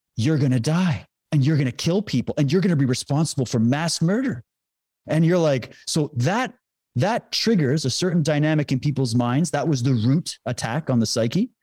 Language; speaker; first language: English; native; English